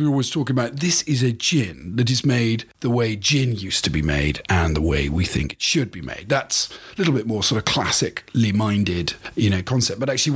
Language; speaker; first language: English; native; English